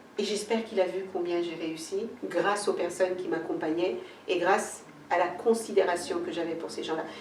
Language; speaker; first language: French; early bilingual, other home language; Kabuverdianu